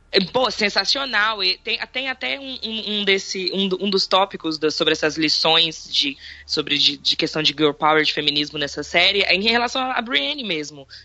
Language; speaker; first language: Portuguese; native; Portuguese